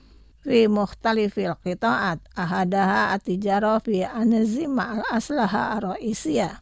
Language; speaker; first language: Arabic; non-native, fluent; Indonesian